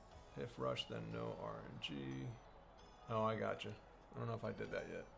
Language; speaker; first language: English; native; English